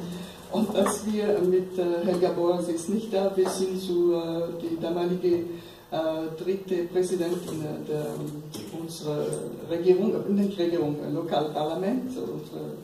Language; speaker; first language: German; non-native, fluent; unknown